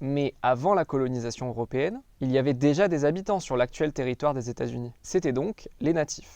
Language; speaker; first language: French; native; French